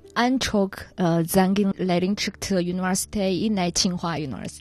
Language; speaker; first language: Turkish; non-native, fluent; Chinese